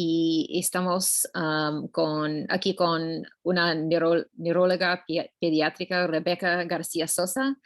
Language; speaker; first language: Spanish; non-native, learner; English